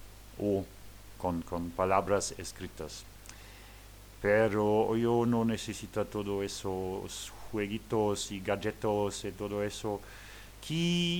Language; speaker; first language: Spanish; non-native, learner; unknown